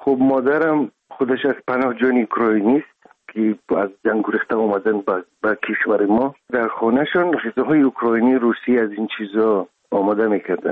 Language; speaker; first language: Persian; non-native, local second language; Russian